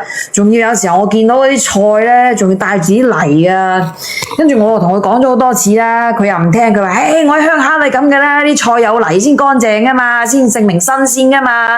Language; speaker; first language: Cantonese; native; Cantonese